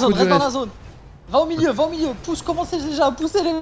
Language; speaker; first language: French; native; French